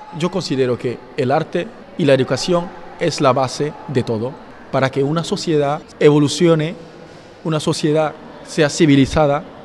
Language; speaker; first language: Spanish; non-native, fluent; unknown